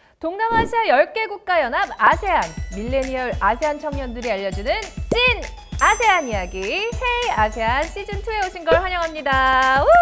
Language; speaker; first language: Korean; native; Korean